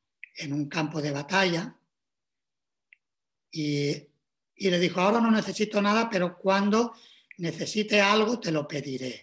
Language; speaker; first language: Spanish; native; Spanish